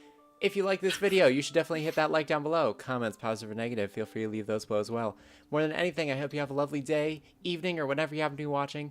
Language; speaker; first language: English; native; English